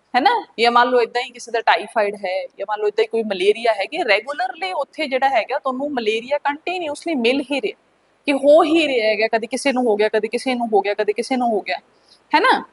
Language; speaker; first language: Hindi; non-native, local second language; Punjabi